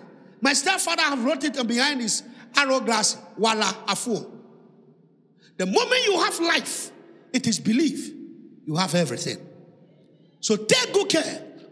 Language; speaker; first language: English; non-native, local second language; Ga